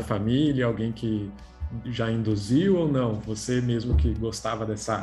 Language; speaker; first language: Portuguese; native; Portuguese